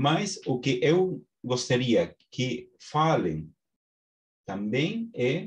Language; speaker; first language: Portuguese; non-native, fluent; Spanish